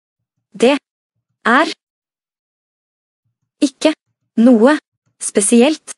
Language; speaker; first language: Norwegian; non-native, learner; Amharic